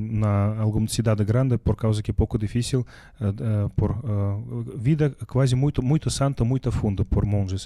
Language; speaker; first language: Portuguese; non-native, learner; Russian